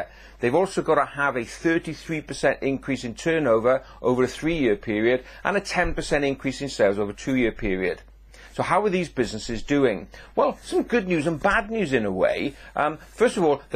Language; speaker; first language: English; native; English